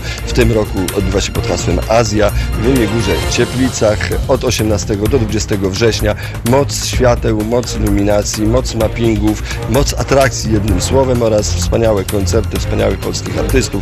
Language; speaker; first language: Polish; native; Polish